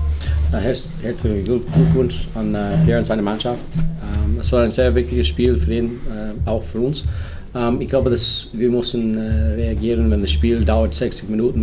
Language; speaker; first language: German; non-native, learner; English